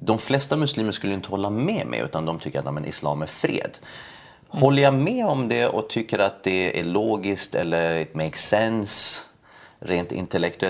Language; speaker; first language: Swedish; early bilingual, other home language; Persian